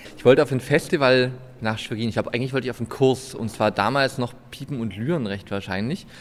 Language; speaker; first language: German; native; German